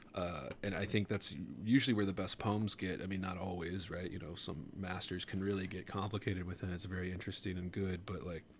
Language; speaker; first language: English; native; English